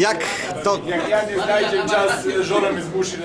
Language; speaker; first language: Polish; non-native, fluent; Serbian